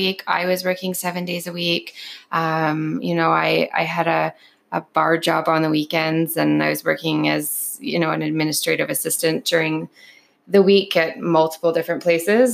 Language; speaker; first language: English; native; English